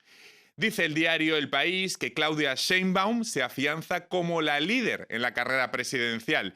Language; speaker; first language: Spanish; native; Spanish